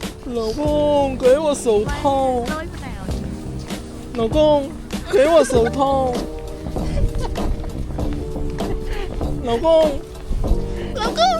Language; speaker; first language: Chinese; non-native, learner; Vietnamese